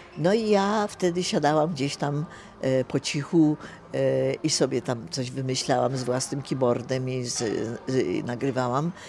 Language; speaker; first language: Polish; native; Polish